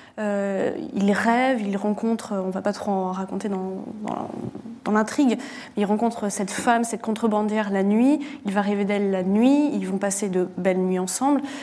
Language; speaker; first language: French; native; French